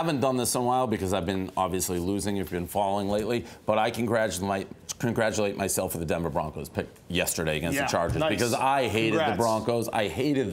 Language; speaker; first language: English; native; English